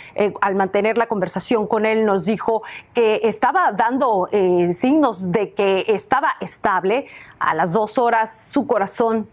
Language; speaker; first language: Spanish; native; Spanish